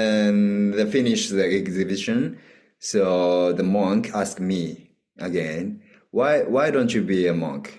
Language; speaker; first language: English; non-native, learner; Japanese